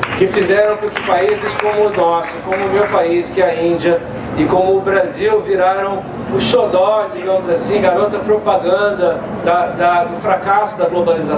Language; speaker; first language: Portuguese; non-native, fluent; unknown